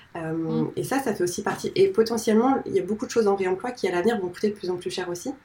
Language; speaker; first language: French; native; French